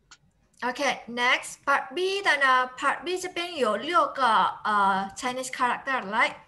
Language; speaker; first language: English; non-native, fluent; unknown